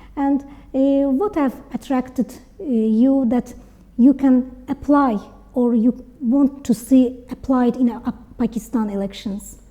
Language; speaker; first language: English; non-native, learner; Azerbaijani